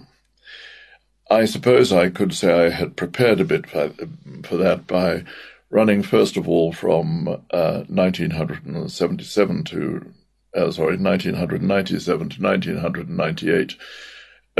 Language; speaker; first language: English; native; English